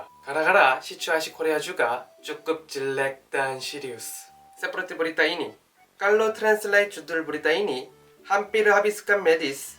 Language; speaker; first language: Indonesian; non-native, learner; Korean